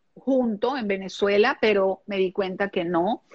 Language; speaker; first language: Spanish; non-native, local second language; German